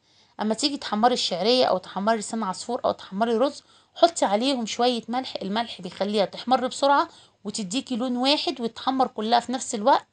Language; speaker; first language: Arabic; native; Arabic